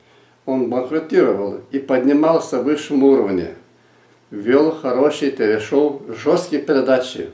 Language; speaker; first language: Russian; non-native, local second language; Lithuanian